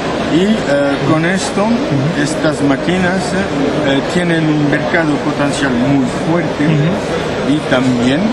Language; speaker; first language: Spanish; non-native, learner; French